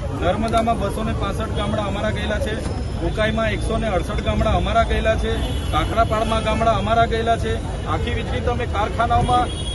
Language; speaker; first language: Gujarati; non-native, local second language; Vasavi